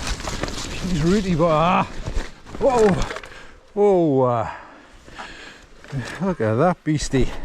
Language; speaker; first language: English; native; English